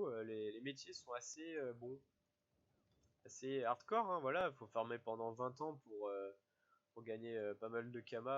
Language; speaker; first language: French; native; French